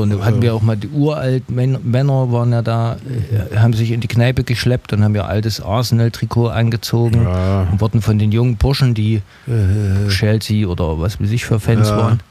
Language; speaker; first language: German; native; German